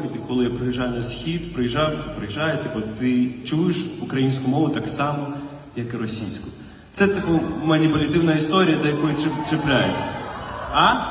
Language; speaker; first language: Ukrainian; non-native, local second language; Russian